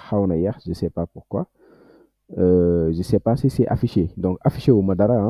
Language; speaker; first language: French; non-native, local second language; Wolof